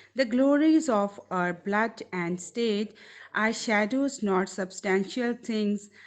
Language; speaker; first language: English; non-native, local second language; Punjabi